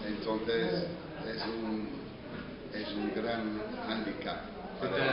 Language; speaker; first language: Spanish; non-native, fluent; English